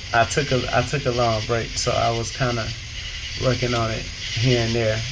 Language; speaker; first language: English; native; English